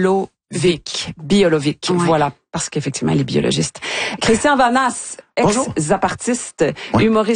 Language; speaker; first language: French; native; French